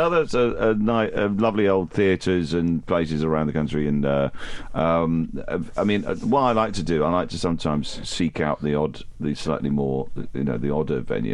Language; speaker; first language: English; native; English